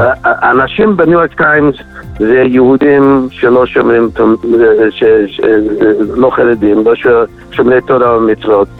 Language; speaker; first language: Hebrew; non-native, fluent; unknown